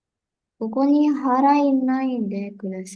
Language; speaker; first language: Japanese; non-native, learner; Indonesian